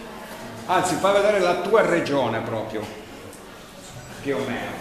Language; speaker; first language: Italian; native; Italian